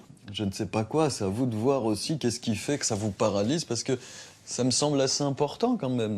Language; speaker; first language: French; native; French